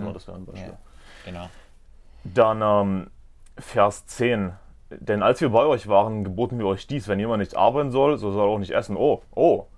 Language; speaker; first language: German; native; German